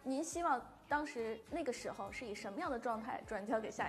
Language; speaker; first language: Chinese; native; Chinese